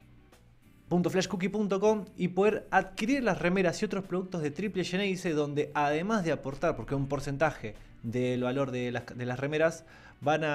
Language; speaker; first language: Spanish; native; Spanish